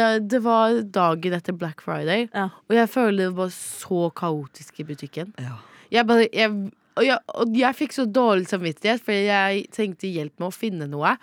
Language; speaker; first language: Norwegian; native; Norwegian